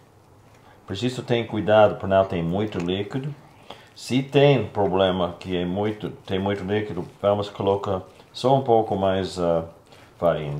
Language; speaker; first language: Portuguese; non-native, learner; English